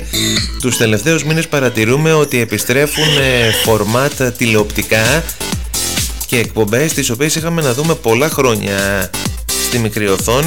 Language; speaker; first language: Greek; native; Greek